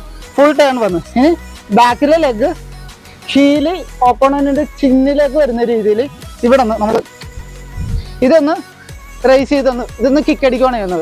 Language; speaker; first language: Malayalam; native; Malayalam